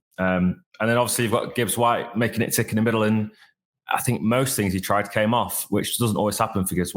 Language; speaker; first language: English; native; English